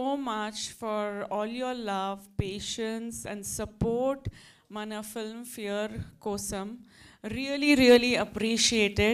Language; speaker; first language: Telugu; non-native, fluent; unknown